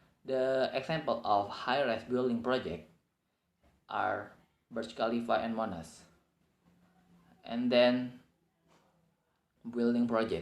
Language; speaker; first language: English; non-native, learner; Indonesian